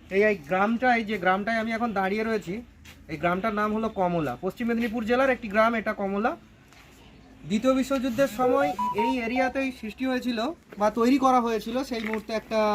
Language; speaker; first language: Bangla; native; Bangla